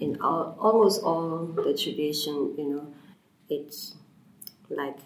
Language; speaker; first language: English; non-native, fluent; Burmese